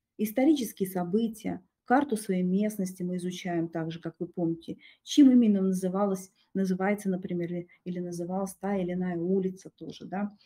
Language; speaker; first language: Russian; native; Russian